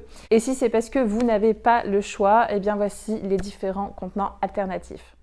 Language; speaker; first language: French; native; French